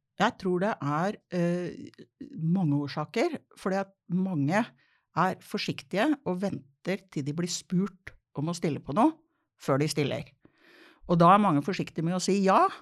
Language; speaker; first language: Norwegian; native; Norwegian